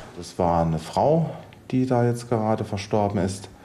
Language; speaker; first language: German; native; German